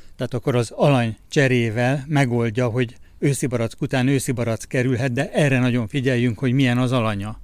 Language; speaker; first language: Hungarian; native; Hungarian